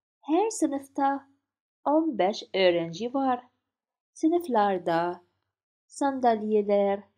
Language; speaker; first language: Turkish; non-native, fluent; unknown